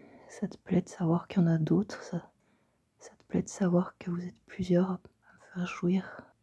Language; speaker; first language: French; native; French